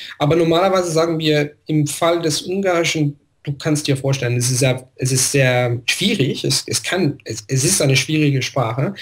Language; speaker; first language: German; non-native, fluent; Italian